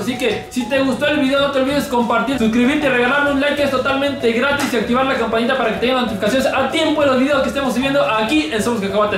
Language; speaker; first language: Spanish; native; Spanish